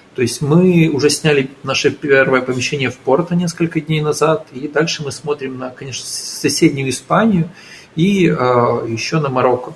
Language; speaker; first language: Russian; native; Russian